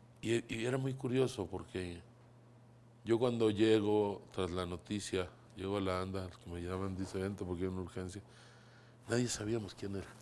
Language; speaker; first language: Spanish; native; Spanish